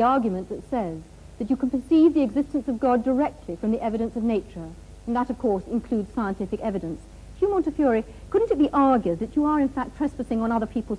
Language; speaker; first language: English; native; English